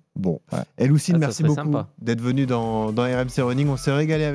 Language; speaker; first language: French; native; French